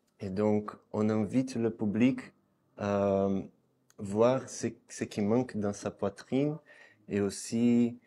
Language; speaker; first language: French; non-native, fluent; Portuguese